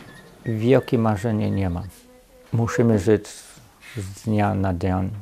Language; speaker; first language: Polish; non-native, fluent; English